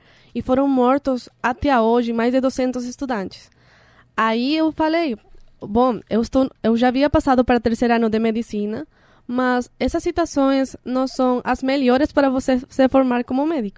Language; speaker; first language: Portuguese; non-native, learner; Spanish